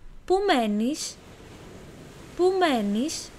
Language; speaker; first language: Greek; non-native, fluent; Turkish